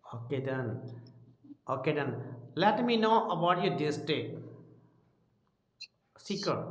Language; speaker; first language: English; non-native, local second language; Hindi